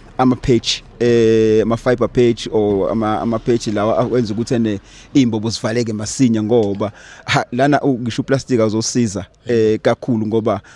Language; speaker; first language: Zulu; native; Zulu